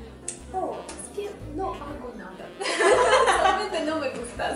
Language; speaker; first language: Spanish; non-native, fluent; Russian